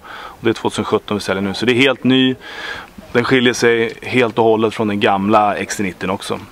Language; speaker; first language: Swedish; native; Swedish